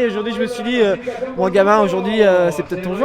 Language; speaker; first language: French; native; French